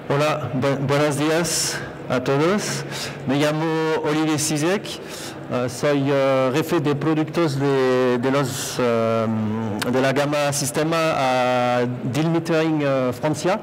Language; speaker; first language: Spanish; non-native, fluent; French